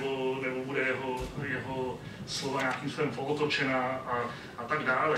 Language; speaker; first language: Czech; native; Czech